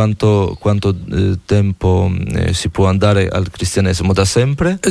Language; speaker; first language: Italian; non-native, fluent; Polish